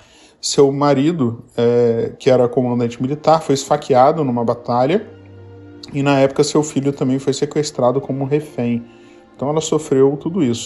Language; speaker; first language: Portuguese; native; Portuguese